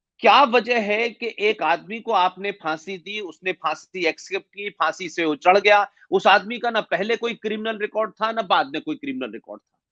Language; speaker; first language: Hindi; native; Hindi